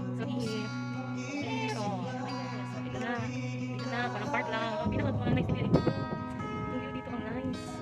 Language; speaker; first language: Filipino; non-native, local second language; Cebuano